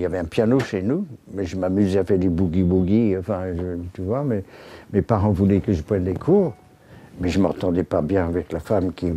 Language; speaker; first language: French; non-native, fluent; English